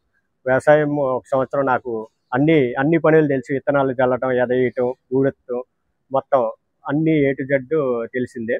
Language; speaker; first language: Telugu; native; Telugu